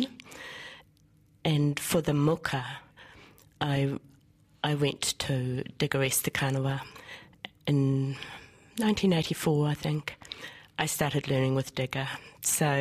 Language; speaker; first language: English; native; English